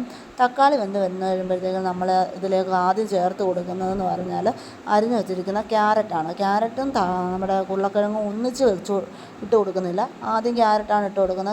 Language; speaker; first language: Malayalam; native; Malayalam